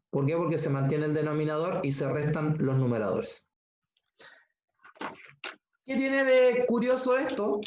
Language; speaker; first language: Spanish; native; Spanish